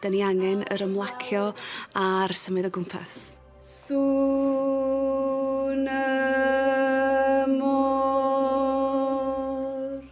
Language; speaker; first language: Welsh; native; Welsh